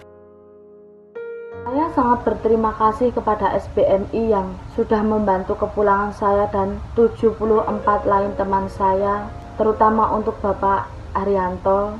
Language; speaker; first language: Indonesian; non-native, local second language; Javanese